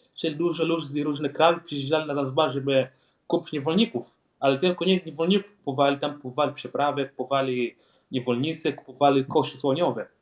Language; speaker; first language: Polish; non-native, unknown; Swahili